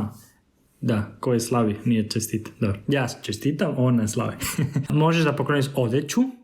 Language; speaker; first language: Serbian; non-native, fluent; Spanish